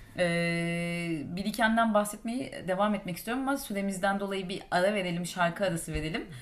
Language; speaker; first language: Turkish; native; Turkish